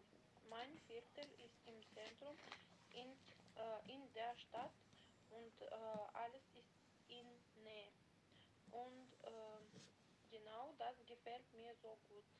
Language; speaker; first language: German; non-native, learner; Macedonian